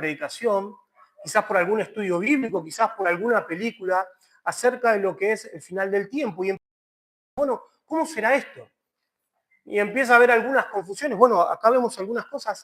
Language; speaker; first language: Spanish; native; Spanish